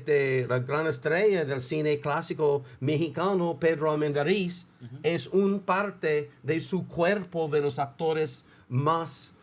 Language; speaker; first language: Spanish; non-native, fluent; English